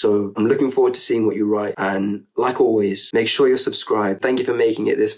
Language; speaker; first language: English; native; English